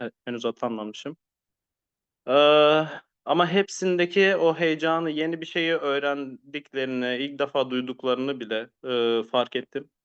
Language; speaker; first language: Turkish; native; Turkish